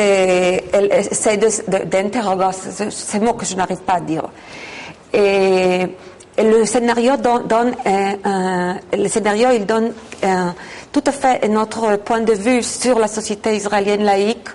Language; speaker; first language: French; non-native, fluent; Hebrew